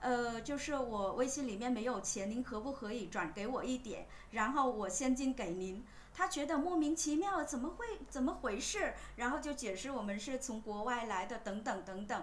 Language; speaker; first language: Chinese; non-native, fluent; Vietnamese